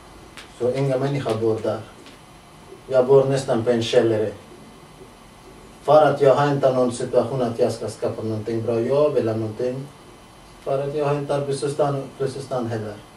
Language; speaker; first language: Swedish; non-native, learner; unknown